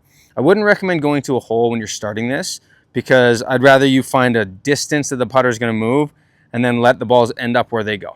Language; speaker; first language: English; native; English